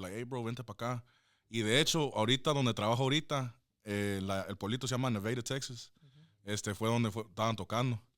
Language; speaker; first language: Spanish; early bilingual, heritage; Spanish